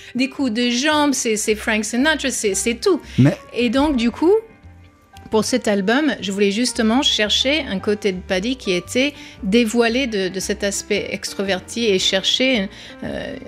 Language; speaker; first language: French; non-native, fluent; English